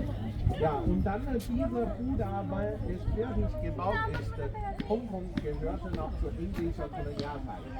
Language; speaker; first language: German; non-native, learner; Chinese